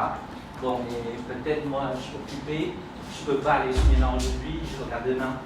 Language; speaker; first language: French; non-native, fluent; Khmer